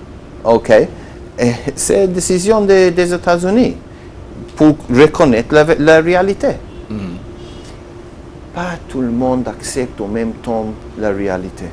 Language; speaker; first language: French; non-native, learner; Hebrew